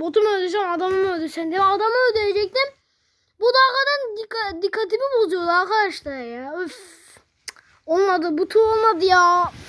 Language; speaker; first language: Turkish; native; Turkish